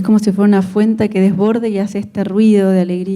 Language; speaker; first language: Spanish; native; Spanish